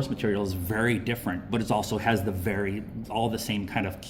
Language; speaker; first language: English; native; English